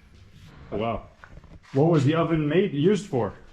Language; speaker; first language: English; native; English